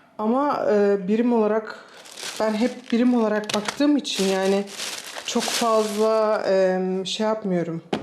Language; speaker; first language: Turkish; early bilingual, heritage; Turkish